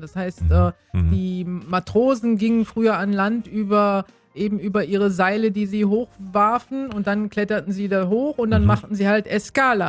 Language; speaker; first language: German; native; German